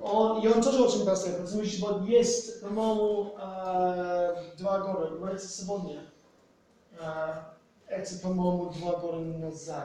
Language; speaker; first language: Russian; non-native, fluent; English